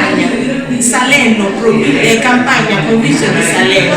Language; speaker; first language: Italian; non-native, learner; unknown